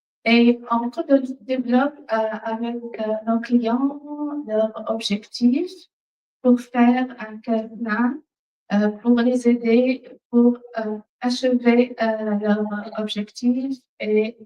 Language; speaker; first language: French; non-native, fluent; Arabic